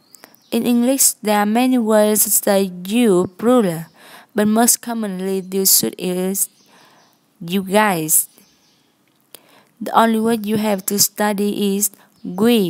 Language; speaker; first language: English; non-native, learner; Vietnamese